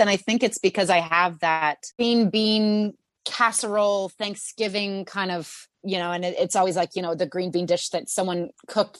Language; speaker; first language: English; native; English